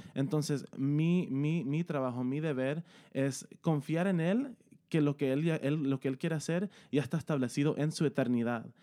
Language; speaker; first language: Spanish; early bilingual, heritage; Spanish